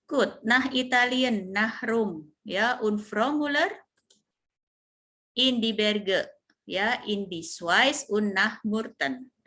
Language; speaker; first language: German; non-native, fluent; Indonesian